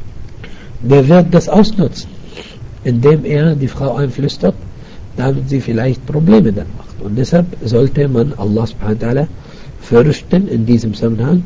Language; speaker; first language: German; non-native, fluent; Arabic